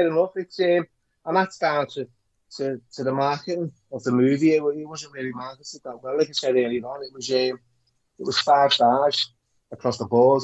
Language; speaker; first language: English; native; English